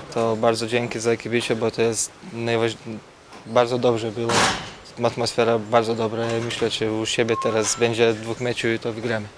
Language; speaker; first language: Polish; non-native, learner; Lithuanian